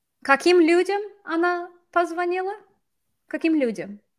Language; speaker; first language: Russian; non-native, fluent; English